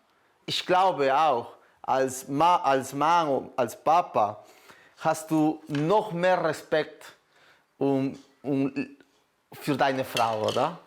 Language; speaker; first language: German; non-native, fluent; Spanish